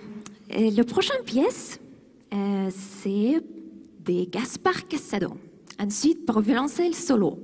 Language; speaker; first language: French; non-native, fluent; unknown